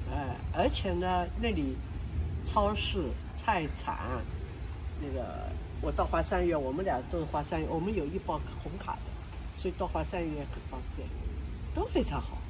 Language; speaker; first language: Chinese; non-native, local second language; Wu Chinese